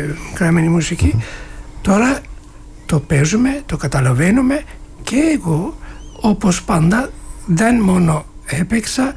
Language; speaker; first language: Greek; non-native, learner; Turkish